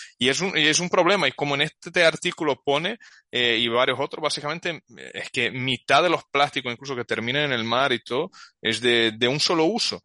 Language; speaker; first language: Spanish; non-native, fluent; Portuguese